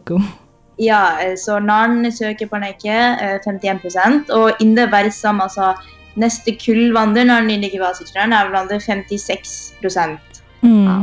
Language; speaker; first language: Norwegian; early bilingual, other home language; Tamil